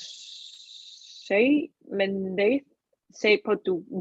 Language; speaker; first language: French; non-native, learner; Chinese